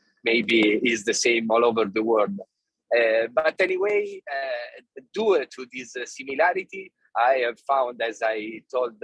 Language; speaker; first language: English; non-native, fluent; Italian